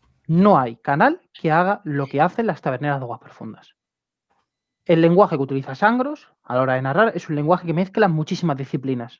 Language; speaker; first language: Spanish; native; Spanish